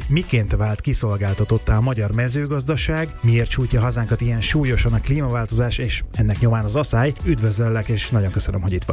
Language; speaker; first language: Hungarian; native; Hungarian